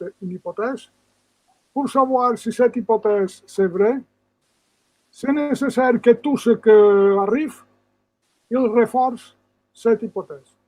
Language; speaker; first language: French; non-native, fluent; Spanish